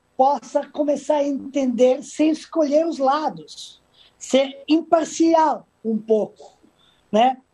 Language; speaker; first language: Portuguese; non-native, fluent; Serbian